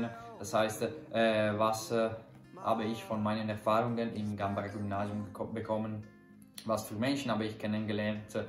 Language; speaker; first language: German; non-native, fluent; Italian